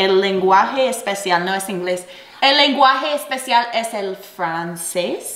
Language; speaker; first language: Spanish; non-native, fluent; English